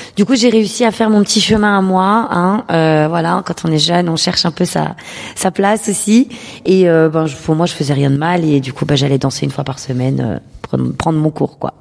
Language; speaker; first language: French; early bilingual, other home language; Urdu